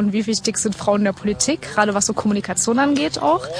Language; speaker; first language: German; native; German